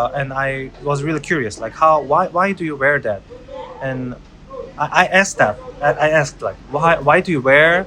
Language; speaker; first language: English; non-native, learner; Korean